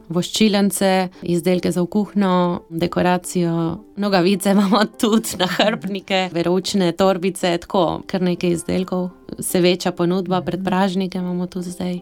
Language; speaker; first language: Slovenian; early bilingual, heritage; Slovenian